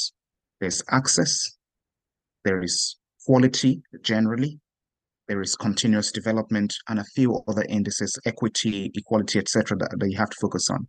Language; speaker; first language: English; non-native, local second language; Yoruba